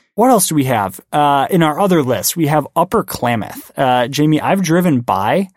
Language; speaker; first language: English; native; English